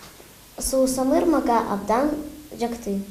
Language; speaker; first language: Kyrgyz; non-native, learner; Russian